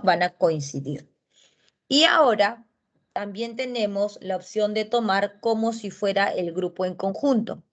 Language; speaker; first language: Spanish; native; Spanish